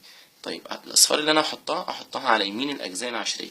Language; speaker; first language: Arabic; native; Arabic